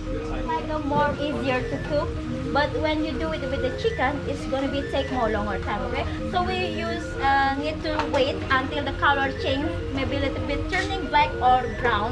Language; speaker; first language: English; non-native, learner; Balinese